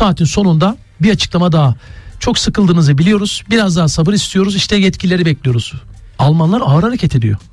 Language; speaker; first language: Turkish; native; Turkish